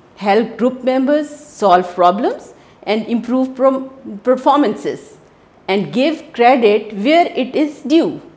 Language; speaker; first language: English; non-native, local second language; Hindi